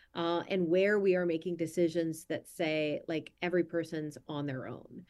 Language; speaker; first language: English; native; English